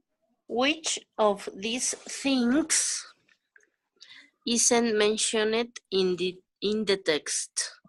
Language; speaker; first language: English; non-native, learner; Spanish